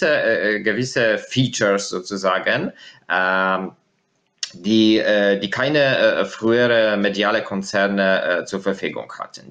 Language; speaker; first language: German; non-native, fluent; Polish